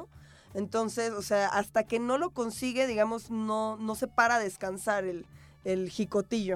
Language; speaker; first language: Spanish; native; Spanish